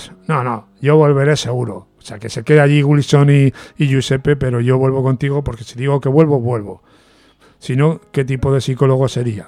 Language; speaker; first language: Spanish; native; Spanish